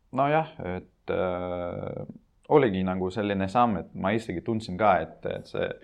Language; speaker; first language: Estonian; non-native, local second language; Russian